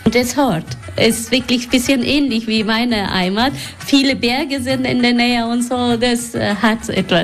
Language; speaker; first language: German; non-native, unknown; Persian